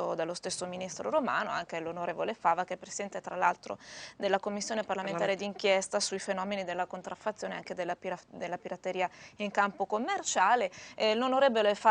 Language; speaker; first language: Italian; native; Italian